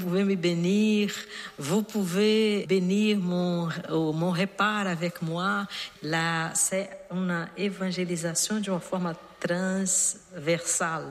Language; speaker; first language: French; non-native, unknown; Portuguese